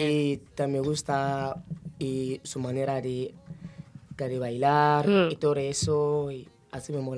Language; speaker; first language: Spanish; non-native, fluent; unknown